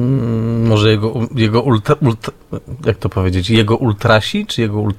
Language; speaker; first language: Polish; native; Polish